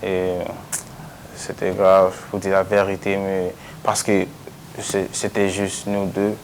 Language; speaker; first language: French; non-native, local second language; English